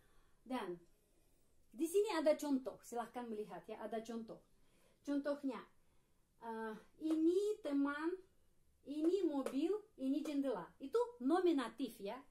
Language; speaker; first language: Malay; non-native, fluent; Russian